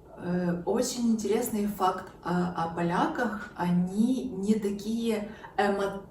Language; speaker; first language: Russian; native; Russian